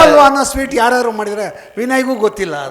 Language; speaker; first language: Kannada; native; Kannada